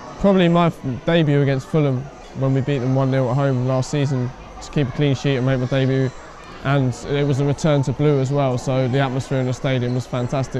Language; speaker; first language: English; native; English